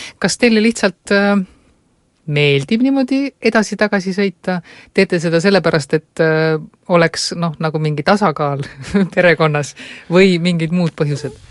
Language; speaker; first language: Estonian; native; Estonian